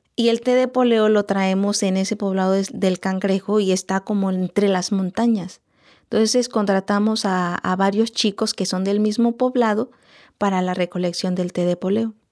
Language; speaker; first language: Spanish; non-native, local second language; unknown